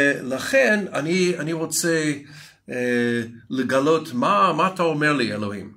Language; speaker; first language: Hebrew; non-native, fluent; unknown